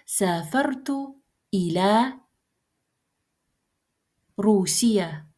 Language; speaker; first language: Arabic; non-native, fluent; Russian